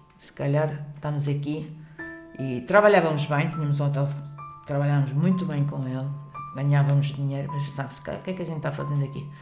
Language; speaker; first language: Portuguese; early bilingual, heritage; Spanish